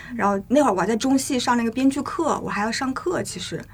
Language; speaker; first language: Chinese; native; Chinese